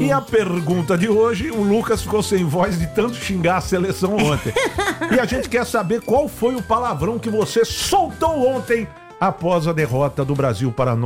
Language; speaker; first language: Portuguese; native; Portuguese